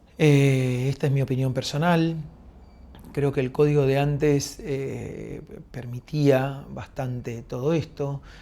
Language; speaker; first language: Spanish; native; Spanish